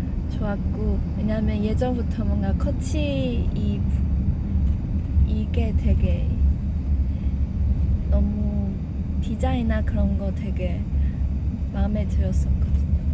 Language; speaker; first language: Korean; non-native, fluent; Chinese